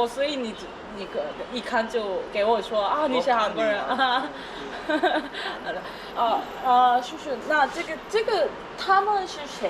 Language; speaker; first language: Chinese; non-native, learner; Korean